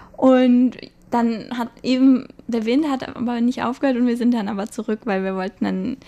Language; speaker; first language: German; native; German